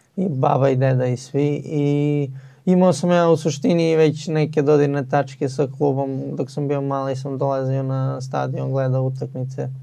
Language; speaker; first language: Serbian; early bilingual, heritage; Serbian